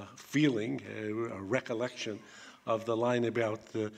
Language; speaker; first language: English; native; English